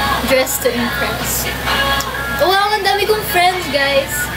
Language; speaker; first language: English; non-native, local second language; Filipino